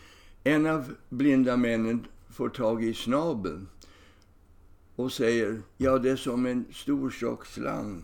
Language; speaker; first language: Swedish; non-native, fluent; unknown